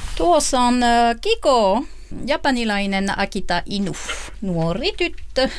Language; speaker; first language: Finnish; non-native, learner; French